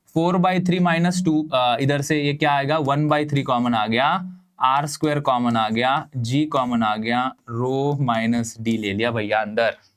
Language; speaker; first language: Hindi; non-native, local second language; Marathi